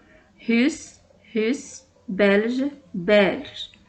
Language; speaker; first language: French; non-native, fluent; Portuguese